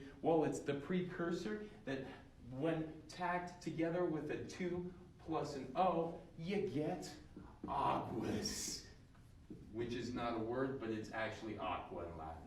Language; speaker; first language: English; native; English